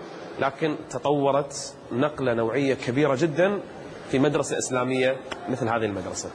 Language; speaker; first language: Arabic; native; Arabic